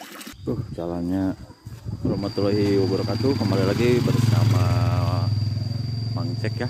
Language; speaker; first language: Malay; non-native, local second language; Sundanese